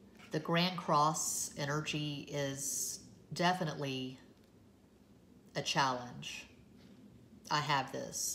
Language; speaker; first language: English; native; English